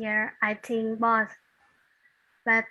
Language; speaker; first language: English; non-native, learner; Vietnamese